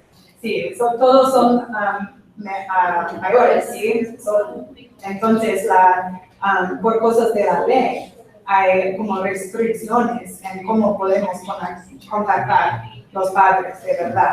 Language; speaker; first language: Spanish; non-native, fluent; English